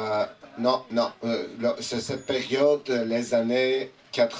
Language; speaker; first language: French; non-native, fluent; Armenian